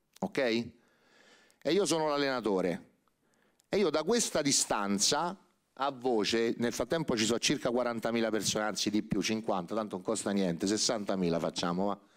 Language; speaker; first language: Italian; native; Italian